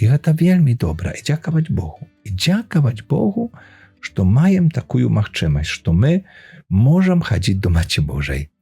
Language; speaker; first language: Polish; non-native, learner; Belarusian